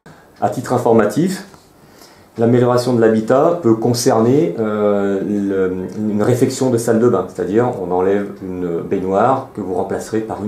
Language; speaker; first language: French; native; French